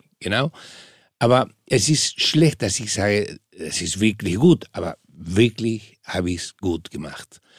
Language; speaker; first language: German; non-native, fluent; Spanish